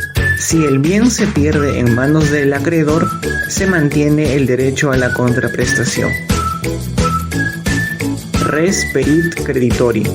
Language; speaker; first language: Spanish; native; Spanish